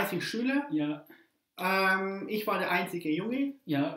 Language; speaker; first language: German; early bilingual, other home language; English